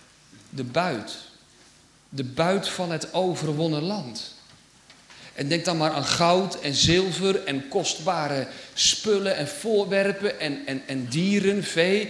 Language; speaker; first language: Dutch; native; Dutch